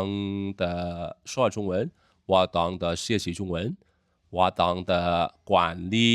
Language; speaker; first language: Chinese; non-native, fluent; Khmer